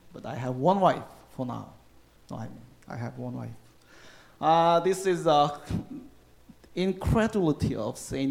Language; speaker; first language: English; non-native, learner; Korean